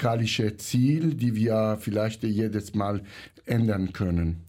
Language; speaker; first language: German; non-native, fluent; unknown